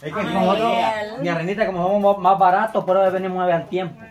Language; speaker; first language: Spanish; native; Spanish